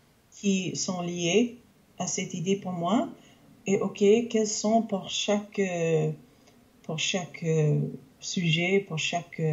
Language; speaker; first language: French; non-native, local second language; English